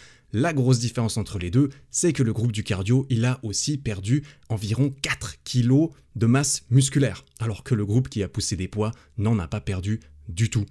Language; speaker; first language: French; native; French